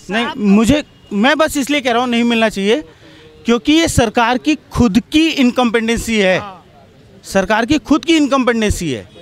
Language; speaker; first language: Hindi; native; Hindi